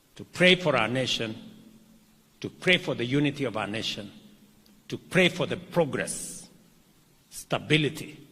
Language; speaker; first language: English; non-native, local second language; Kalenjin